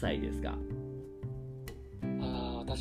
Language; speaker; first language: Japanese; non-native, learner; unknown